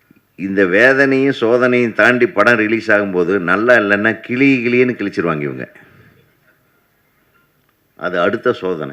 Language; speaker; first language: Tamil; native; Tamil